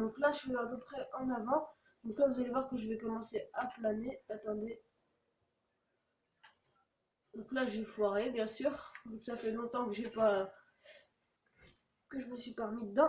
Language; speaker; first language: French; native; French